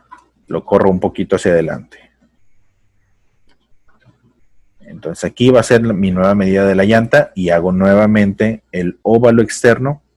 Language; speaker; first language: Spanish; native; Spanish